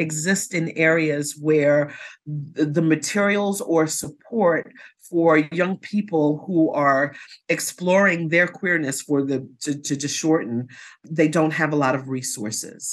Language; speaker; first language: English; native; English